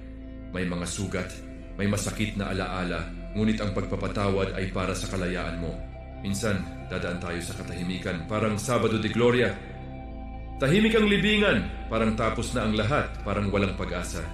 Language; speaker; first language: Filipino; native; Filipino